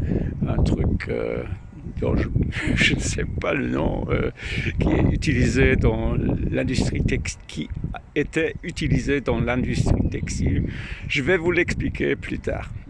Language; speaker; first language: French; non-native, learner; German